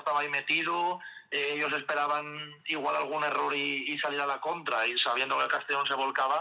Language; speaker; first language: Spanish; native; Spanish